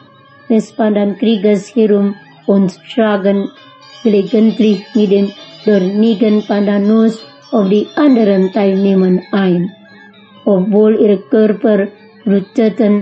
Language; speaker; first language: German; non-native, fluent; Indonesian